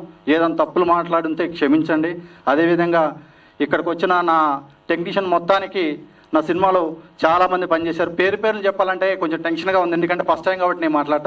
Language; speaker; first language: Telugu; native; Telugu